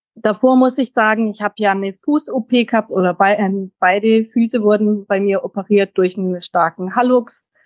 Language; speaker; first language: German; early bilingual, heritage; German